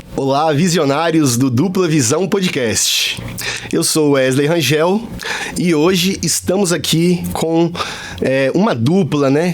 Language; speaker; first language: Portuguese; native; Portuguese